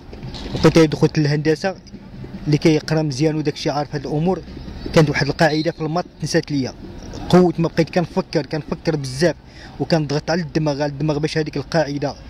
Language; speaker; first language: Arabic; native; Arabic